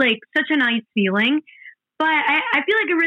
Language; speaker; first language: English; non-native, fluent; Spanish